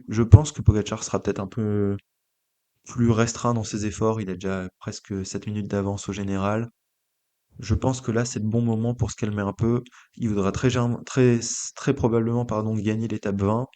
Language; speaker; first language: French; native; French